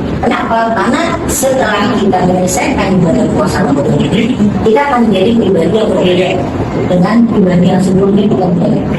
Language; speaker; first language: Indonesian; native; Indonesian